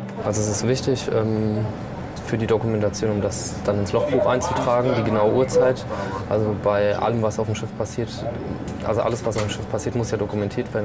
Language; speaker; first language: German; native; German